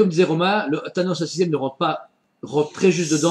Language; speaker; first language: French; native; French